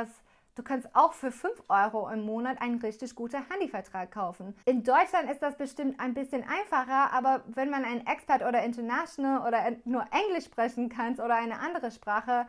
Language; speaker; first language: German; non-native, learner; English